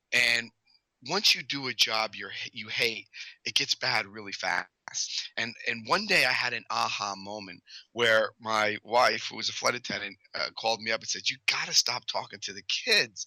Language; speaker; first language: English; native; English